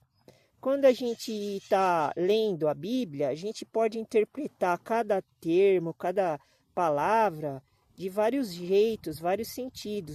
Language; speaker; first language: Portuguese; native; Portuguese